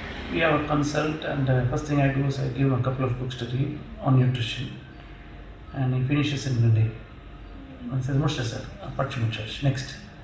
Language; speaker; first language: English; non-native, local second language; Tamil